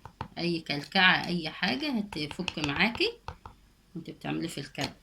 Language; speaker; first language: Arabic; native; Arabic